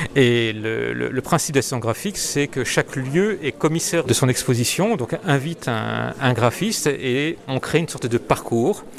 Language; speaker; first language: French; native; French